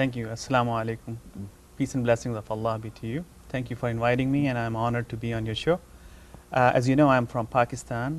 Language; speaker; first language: English; non-native, fluent; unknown